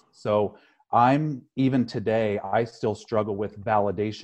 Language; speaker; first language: English; native; English